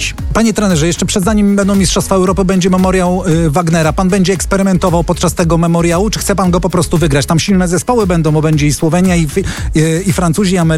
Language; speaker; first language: Polish; native; Polish